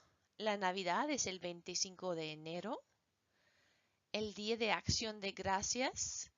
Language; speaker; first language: Spanish; non-native, fluent; English